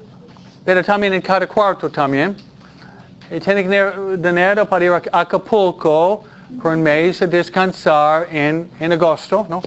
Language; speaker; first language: Spanish; non-native, fluent; English